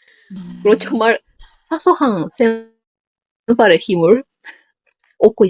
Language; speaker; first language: Korean; non-native, learner; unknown